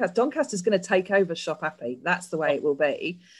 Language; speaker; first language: English; native; English